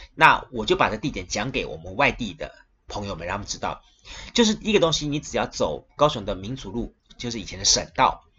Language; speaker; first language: Chinese; native; Chinese